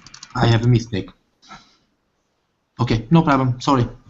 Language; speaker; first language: English; non-native, learner; Hungarian